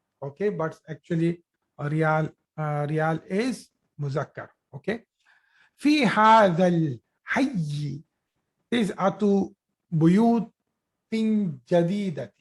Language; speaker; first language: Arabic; non-native, fluent; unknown